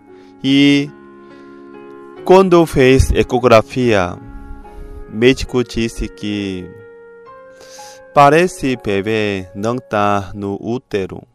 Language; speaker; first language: Portuguese; non-native, fluent; Korean